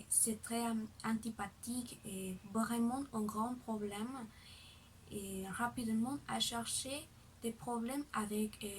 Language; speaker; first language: French; non-native, learner; Spanish